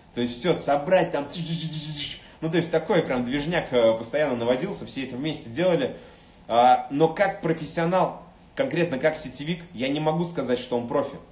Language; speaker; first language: Russian; native; Russian